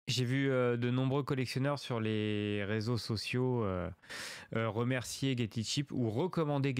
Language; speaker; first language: French; native; French